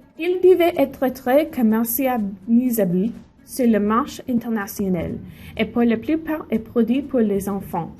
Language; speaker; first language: French; non-native, learner; English